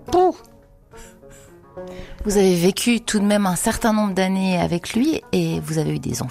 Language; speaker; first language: French; native; French